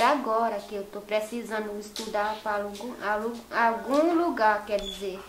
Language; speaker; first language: Portuguese; non-native, local second language; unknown